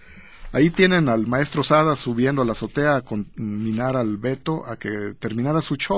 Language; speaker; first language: Spanish; native; Spanish